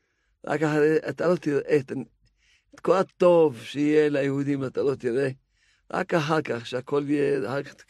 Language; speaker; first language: Hebrew; non-native, fluent; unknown